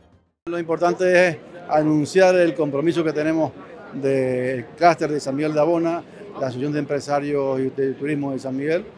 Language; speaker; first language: Spanish; native; Spanish